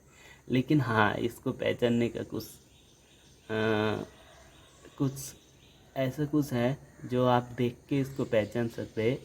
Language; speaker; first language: Hindi; non-native, local second language; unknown